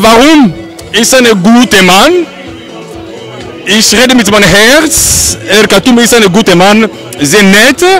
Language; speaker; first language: German; non-native, learner; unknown